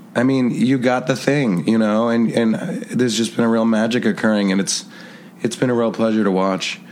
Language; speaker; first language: English; native; English